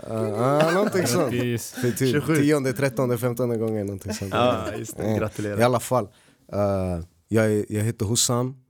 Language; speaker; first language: Swedish; early bilingual, other home language; Arabic